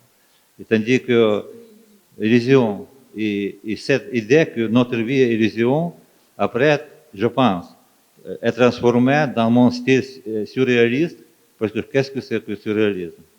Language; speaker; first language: French; non-native, fluent; Ukrainian